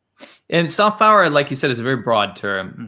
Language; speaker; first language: English; native; English